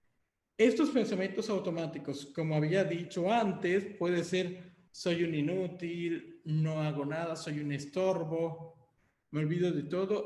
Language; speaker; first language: Spanish; native; Spanish